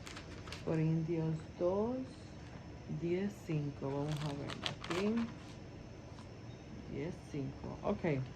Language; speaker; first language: Spanish; early bilingual, heritage; Spanish